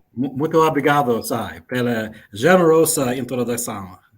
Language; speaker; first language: Portuguese; non-native, learner; English